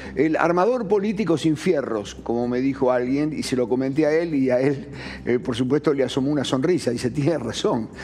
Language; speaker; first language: Spanish; native; Spanish